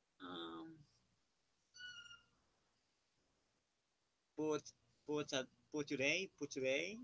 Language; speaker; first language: English; non-native, learner; Spanish